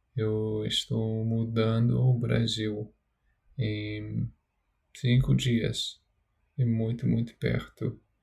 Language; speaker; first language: Portuguese; non-native, learner; English